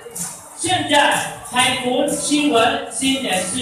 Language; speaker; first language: Chinese; non-native, learner; Thai